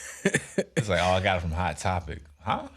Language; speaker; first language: English; native; English